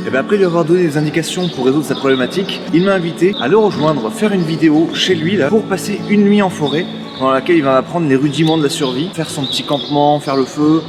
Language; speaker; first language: French; native; French